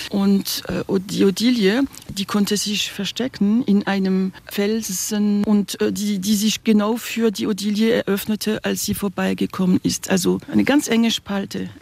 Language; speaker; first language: German; non-native, local second language; French